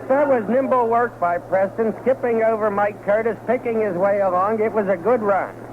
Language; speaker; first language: English; native; English